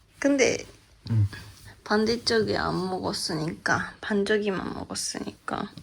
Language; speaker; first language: Korean; non-native, fluent; Japanese